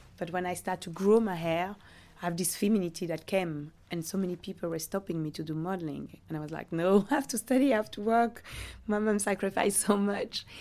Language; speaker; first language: English; non-native, fluent; French